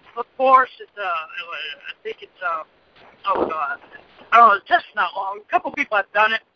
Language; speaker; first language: English; native; English